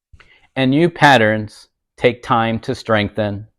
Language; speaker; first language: English; native; English